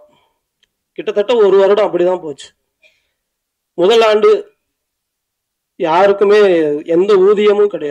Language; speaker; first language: Tamil; native; Tamil